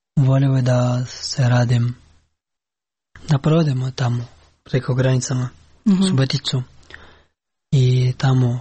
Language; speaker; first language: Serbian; non-native, learner; Pashto